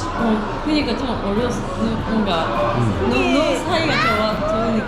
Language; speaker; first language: Korean; non-native, learner; Japanese